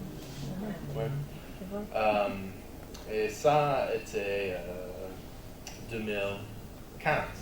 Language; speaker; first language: French; non-native, learner; English